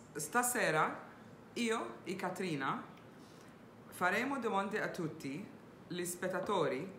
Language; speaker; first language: Italian; non-native, learner; Arabic